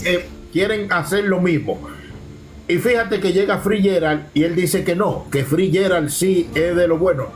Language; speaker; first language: Spanish; native; Spanish